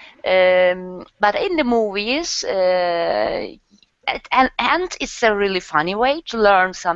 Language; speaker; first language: English; non-native, learner; Turkish